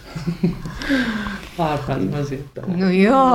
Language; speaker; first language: Latvian; native; Latvian